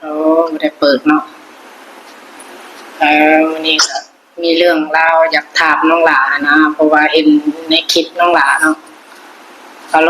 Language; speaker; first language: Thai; non-native, local second language; Lao